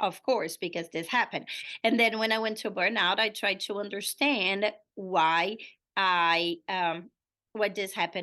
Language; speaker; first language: English; non-native, fluent; Portuguese